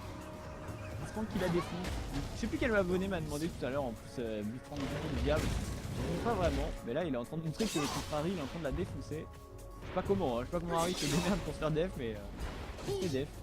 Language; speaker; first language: French; native; French